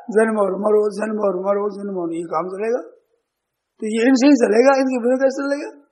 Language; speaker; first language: Hindi; native; Hindi